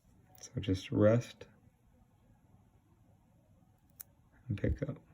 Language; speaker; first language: English; native; English